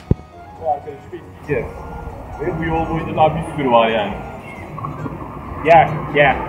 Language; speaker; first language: Turkish; native; Turkish